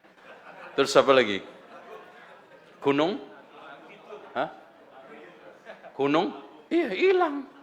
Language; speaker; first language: Indonesian; native; Indonesian